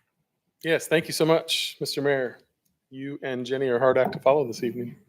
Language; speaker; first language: English; native; English